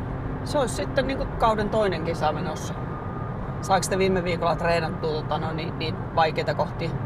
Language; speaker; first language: Finnish; native; Finnish